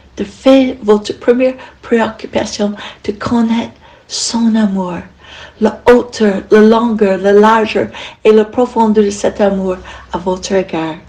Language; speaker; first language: French; non-native, fluent; English